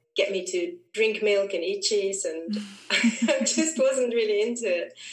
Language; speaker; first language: English; non-native, fluent; Swedish